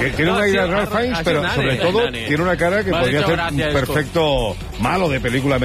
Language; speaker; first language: Spanish; native; Spanish